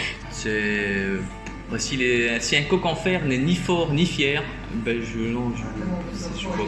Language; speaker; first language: French; native; French